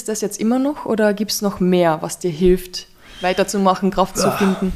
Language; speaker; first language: German; native; German